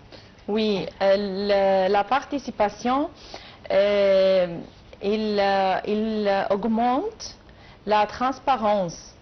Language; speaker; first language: French; non-native, learner; Arabic